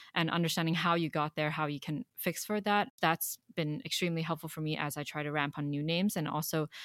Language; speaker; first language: English; non-native, local second language; Cantonese